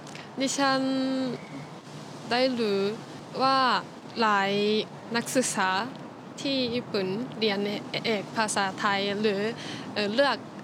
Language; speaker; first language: Thai; non-native, learner; Japanese